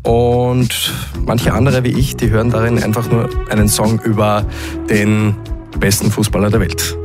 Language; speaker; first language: German; native; German